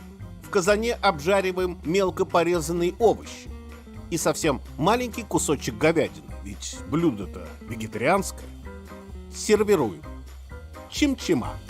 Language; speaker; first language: Russian; native; Russian